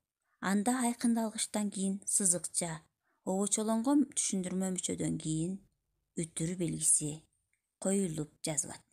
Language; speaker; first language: Kyrgyz; native; Kyrgyz